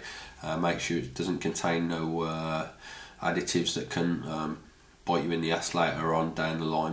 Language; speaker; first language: English; native; English